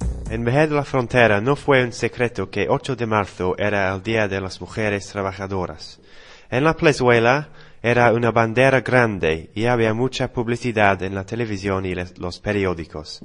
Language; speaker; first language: Spanish; non-native, learner; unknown